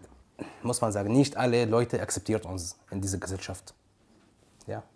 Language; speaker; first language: German; non-native, learner; Arabic